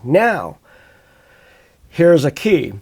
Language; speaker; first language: English; native; English